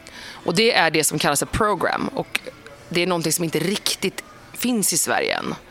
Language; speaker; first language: Swedish; native; Swedish